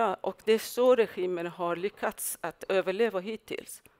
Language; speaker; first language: Swedish; non-native, fluent; Persian